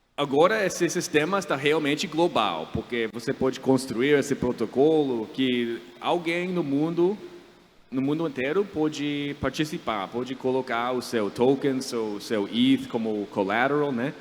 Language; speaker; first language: Portuguese; non-native, fluent; English